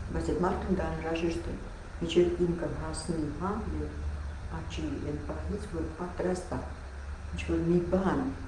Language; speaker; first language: Armenian; non-native, local second language; Russian